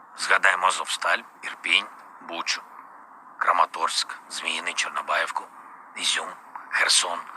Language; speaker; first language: Ukrainian; non-native, local second language; Russian